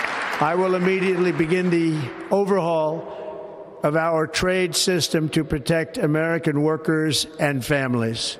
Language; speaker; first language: English; native; English